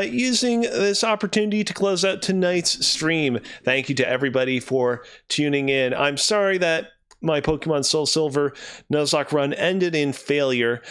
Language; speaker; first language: English; native; English